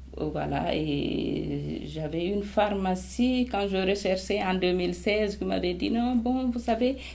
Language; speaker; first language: French; non-native, local second language; Fula